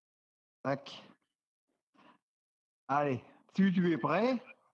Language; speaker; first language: French; native; French